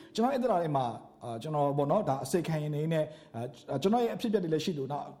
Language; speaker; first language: Burmese; native; Burmese